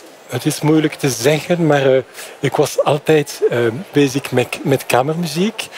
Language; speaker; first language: Dutch; non-native, fluent; French